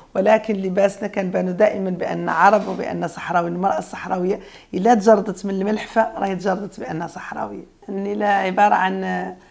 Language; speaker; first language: Arabic; native; Arabic